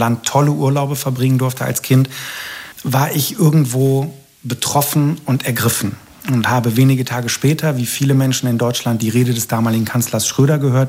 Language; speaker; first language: German; native; German